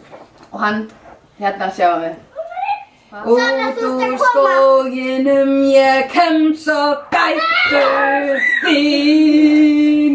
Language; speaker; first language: Icelandic; non-native, fluent; Danish